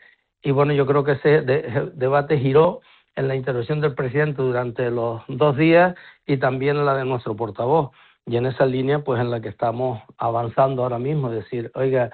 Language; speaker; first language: Spanish; native; Spanish